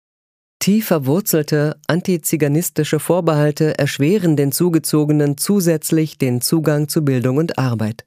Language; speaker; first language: German; native; German